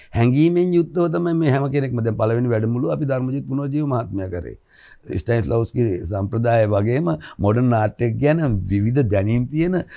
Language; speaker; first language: Sinhala; native; Sinhala